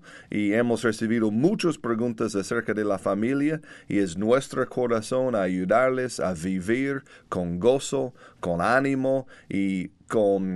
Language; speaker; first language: Spanish; non-native, learner; English